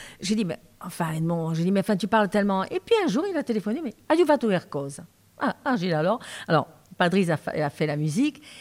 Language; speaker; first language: French; native; French